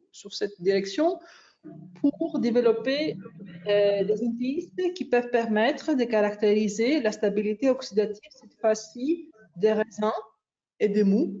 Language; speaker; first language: French; non-native, fluent; Greek